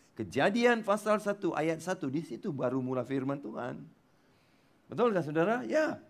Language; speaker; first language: Malay; non-native, local second language; Tamil